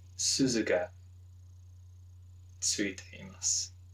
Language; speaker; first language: Japanese; non-native, learner; English